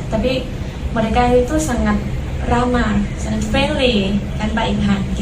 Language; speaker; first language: Indonesian; non-native, learner; Thai